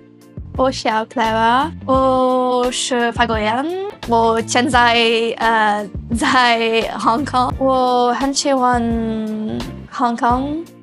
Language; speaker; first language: Chinese; non-native, learner; French